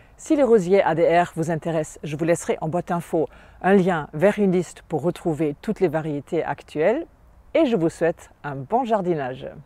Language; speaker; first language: French; non-native, fluent; German